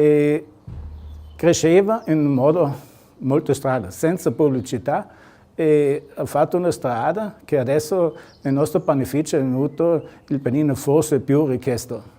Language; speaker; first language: Italian; non-native, local second language; German